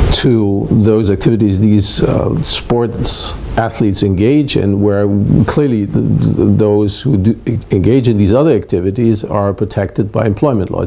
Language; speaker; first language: English; non-native, fluent; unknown